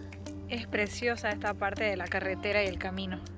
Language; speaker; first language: Spanish; native; Spanish